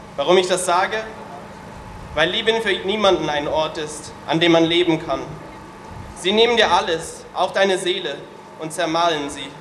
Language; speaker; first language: German; native; German